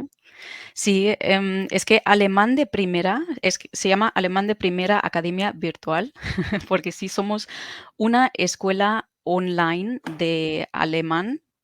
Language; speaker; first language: Spanish; non-native, fluent; German